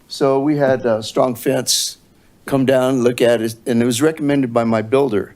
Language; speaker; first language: English; native; English